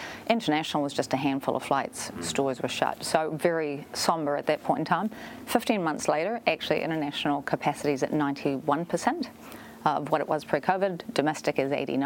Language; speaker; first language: English; native; English